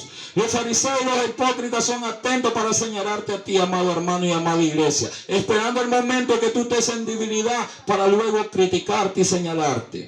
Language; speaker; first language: Spanish; native; Spanish